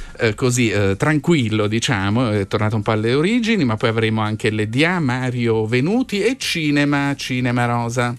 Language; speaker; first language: Italian; native; Italian